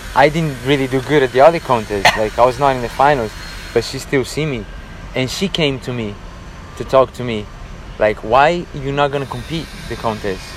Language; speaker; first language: English; non-native, fluent; Portuguese